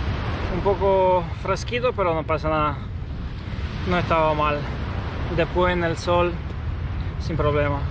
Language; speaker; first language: Spanish; non-native, fluent; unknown